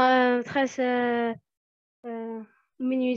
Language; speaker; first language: French; non-native, learner; Arabic